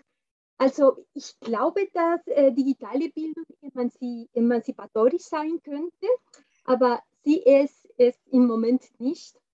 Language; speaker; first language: German; non-native, fluent; Spanish